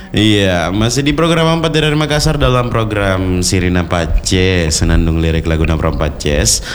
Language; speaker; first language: Indonesian; native; Indonesian